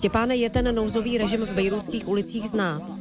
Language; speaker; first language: Czech; native; Czech